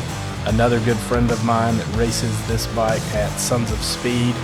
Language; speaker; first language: English; native; English